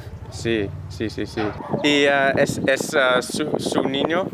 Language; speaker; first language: Spanish; non-native, learner; English